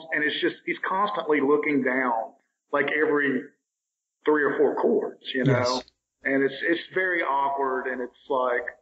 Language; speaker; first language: English; native; English